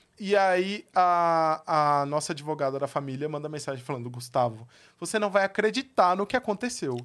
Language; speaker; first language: Portuguese; native; Portuguese